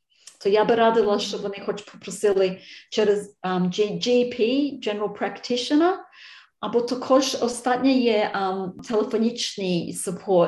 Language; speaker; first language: Ukrainian; early bilingual, heritage; Ukrainian